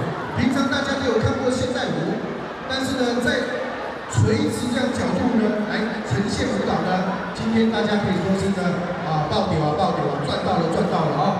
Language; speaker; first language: Chinese; native; Chinese